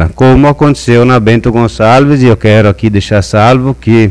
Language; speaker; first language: Portuguese; native; Portuguese